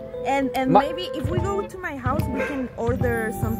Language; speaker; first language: English; non-native, fluent; Spanish